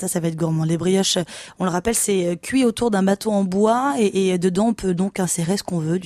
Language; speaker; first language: French; native; French